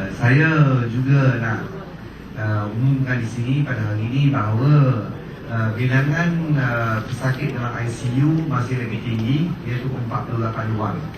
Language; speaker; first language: Malay; non-native, local second language; Chinese